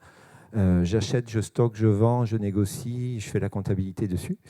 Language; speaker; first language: French; native; French